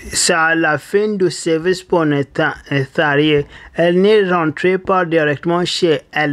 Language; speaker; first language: French; non-native, learner; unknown